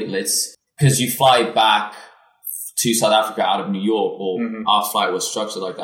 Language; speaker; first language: English; non-native, local second language; Afrikaans